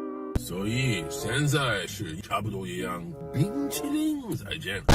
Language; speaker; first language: Chinese; non-native, learner; English